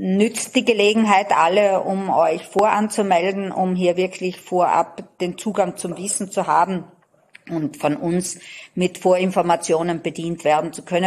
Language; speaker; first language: German; native; German